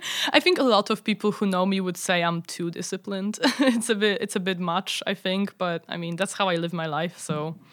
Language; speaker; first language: English; non-native, fluent; Polish